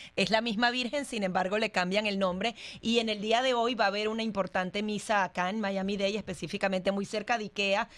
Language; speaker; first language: Spanish; native; Spanish